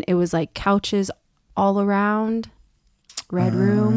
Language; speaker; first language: English; native; English